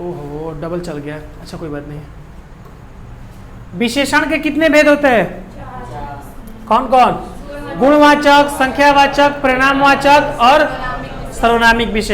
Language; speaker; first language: Hindi; non-native, local second language; Bhojpuri